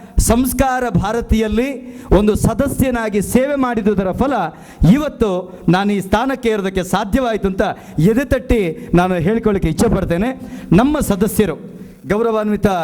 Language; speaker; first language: Kannada; non-native, local second language; Tulu